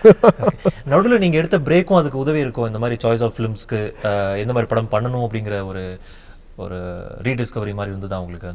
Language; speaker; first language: Tamil; native; Tamil